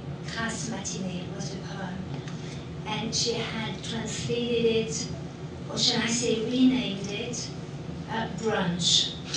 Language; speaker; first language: English; non-native, fluent; French